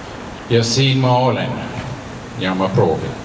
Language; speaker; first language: Estonian; non-native, learner; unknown